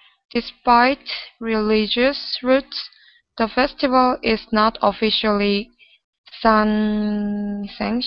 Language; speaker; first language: English; non-native, learner; Korean